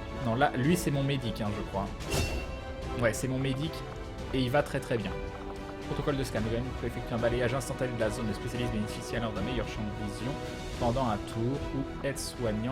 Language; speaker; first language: French; native; French